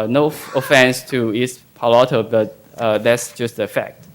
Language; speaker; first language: English; non-native, fluent; Chinese